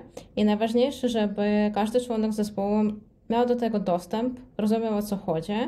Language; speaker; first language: Polish; non-native, fluent; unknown